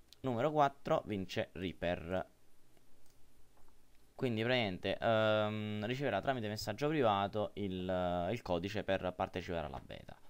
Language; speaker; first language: Italian; native; Italian